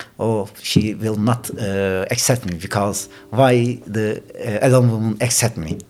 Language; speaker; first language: English; non-native, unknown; Turkish